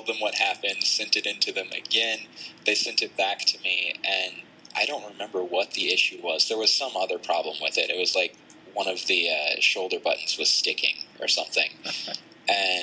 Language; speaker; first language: English; native; English